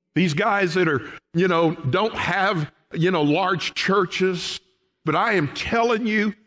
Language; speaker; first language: English; native; English